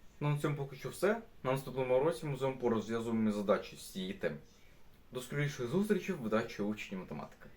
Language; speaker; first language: Ukrainian; non-native, local second language; Russian